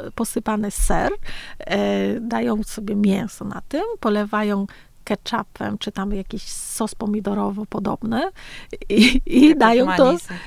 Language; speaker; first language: Polish; early bilingual, other home language; Vietnamese